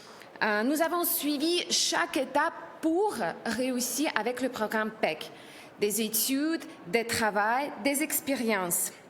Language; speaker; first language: French; non-native, learner; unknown